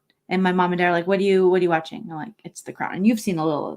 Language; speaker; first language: English; native; English